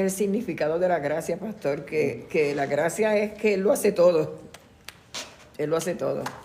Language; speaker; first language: Spanish; native; Spanish